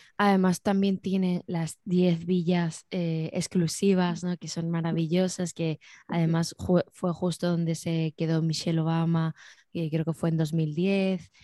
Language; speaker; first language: Spanish; native; Spanish